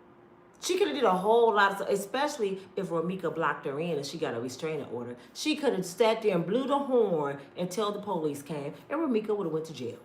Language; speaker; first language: English; native; English